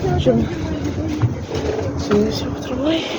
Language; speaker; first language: Ukrainian; non-native, local second language; Russian